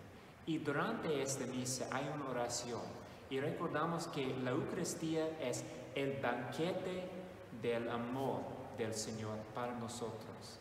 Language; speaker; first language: Spanish; non-native, fluent; English